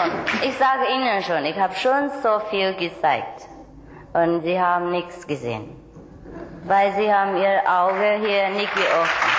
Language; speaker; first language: German; non-native, learner; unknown